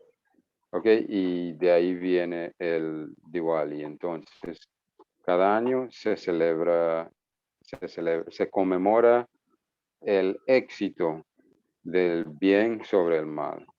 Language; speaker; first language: Spanish; non-native, fluent; English